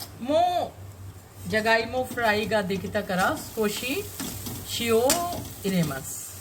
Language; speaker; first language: Japanese; non-native, fluent; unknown